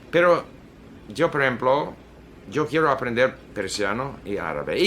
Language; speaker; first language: Spanish; non-native, fluent; Swedish